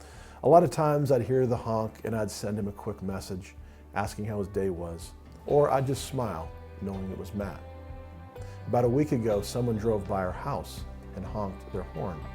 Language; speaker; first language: English; native; English